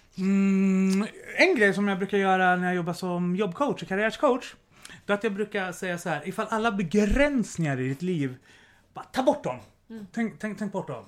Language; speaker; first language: Swedish; native; Swedish